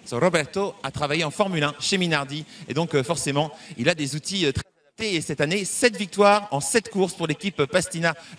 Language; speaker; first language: French; native; French